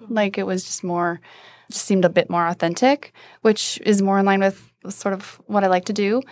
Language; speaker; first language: English; native; English